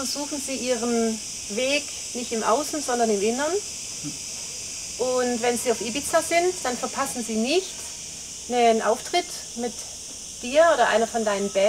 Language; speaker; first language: German; native; German